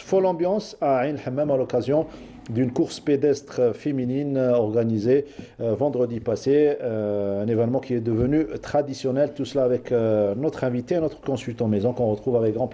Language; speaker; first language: French; non-native, local second language; Arabic